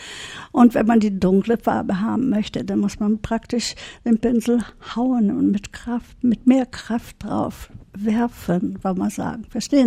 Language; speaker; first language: German; early bilingual, heritage; German